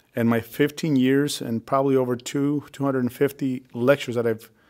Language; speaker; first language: English; early bilingual, other home language; Spanish